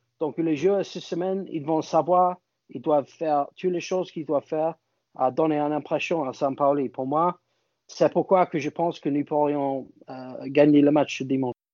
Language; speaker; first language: French; non-native, fluent; English